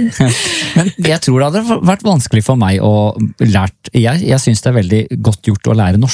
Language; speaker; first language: Norwegian; native; Norwegian